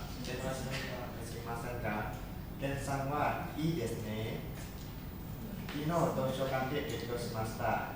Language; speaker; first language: Japanese; non-native, learner; Indonesian